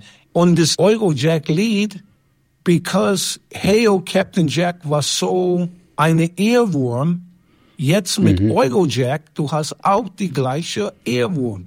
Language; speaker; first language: German; non-native, fluent; English